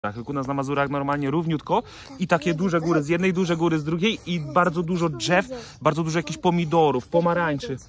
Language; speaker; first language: Polish; native; Polish